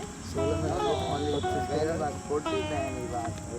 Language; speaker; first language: English; non-native, learner; Hindi